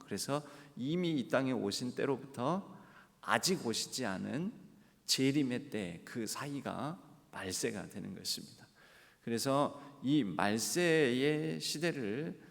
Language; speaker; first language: Korean; native; Korean